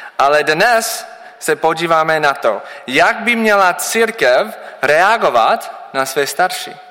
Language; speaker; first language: Czech; non-native, learner; English